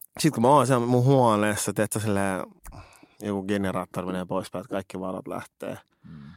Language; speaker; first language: Finnish; early bilingual, other home language; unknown